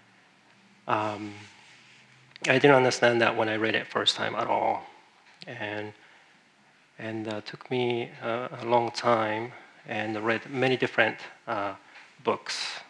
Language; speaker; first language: English; non-native, fluent; Japanese